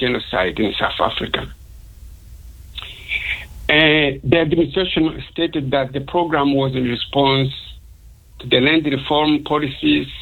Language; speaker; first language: English; non-native, local second language; Kinyarwanda